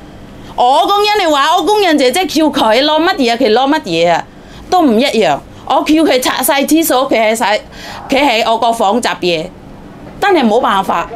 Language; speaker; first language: Cantonese; non-native, fluent; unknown